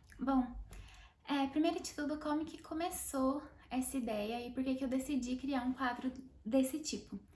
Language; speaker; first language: Portuguese; native; Portuguese